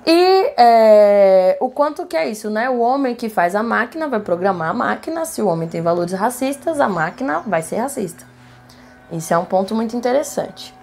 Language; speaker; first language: Portuguese; native; Portuguese